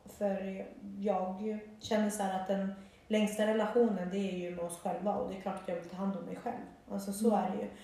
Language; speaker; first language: Swedish; early bilingual, other home language; Bosnian